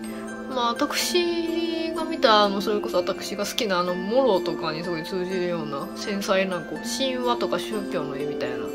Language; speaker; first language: Japanese; native; Japanese